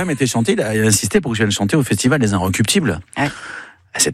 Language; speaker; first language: French; native; French